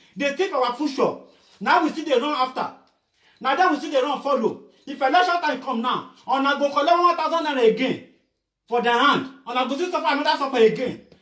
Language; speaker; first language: Nigerian Pidgin; non-native, local second language; Yoruba